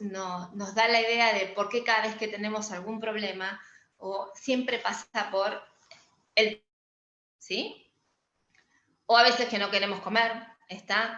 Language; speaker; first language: Spanish; native; Spanish